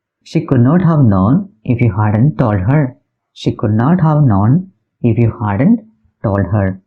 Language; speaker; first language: English; non-native, local second language; Malayalam